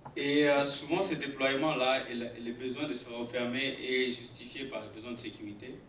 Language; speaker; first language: French; non-native, local second language; Swahili